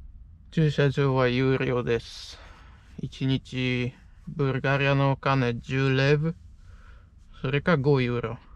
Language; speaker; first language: Japanese; non-native, fluent; Polish